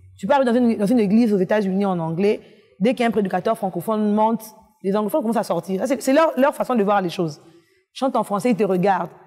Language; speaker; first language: French; non-native, local second language; Lingala